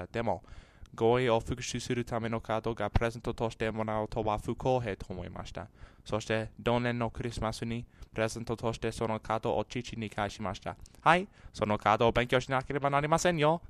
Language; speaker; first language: Japanese; non-native, learner; English